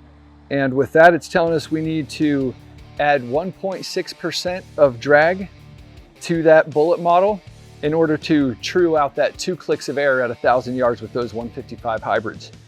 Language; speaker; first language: English; native; English